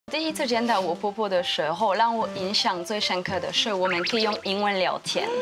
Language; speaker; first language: Chinese; non-native, fluent; French